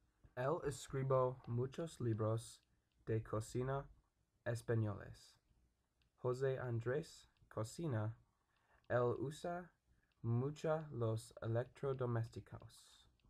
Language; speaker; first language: Spanish; non-native, learner; English